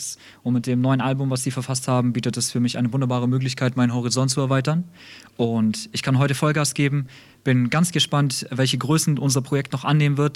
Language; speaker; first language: German; early bilingual, other home language; Russian